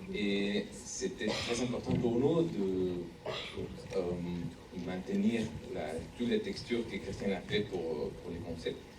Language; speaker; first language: French; non-native, learner; Spanish